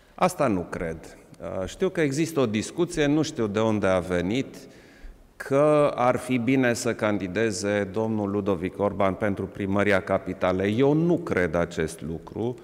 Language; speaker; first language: Romanian; non-native, local second language; German